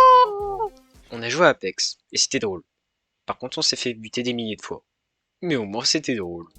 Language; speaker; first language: French; native; French